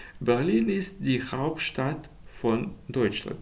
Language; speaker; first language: German; non-native, fluent; Ukrainian